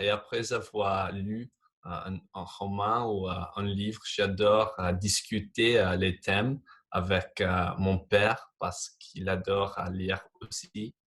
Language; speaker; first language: French; non-native, fluent; English